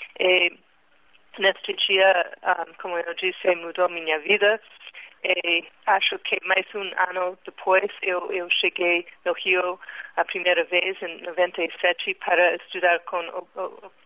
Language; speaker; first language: Portuguese; non-native, fluent; English